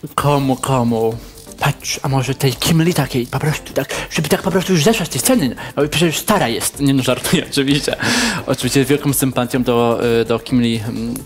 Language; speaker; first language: Polish; native; Polish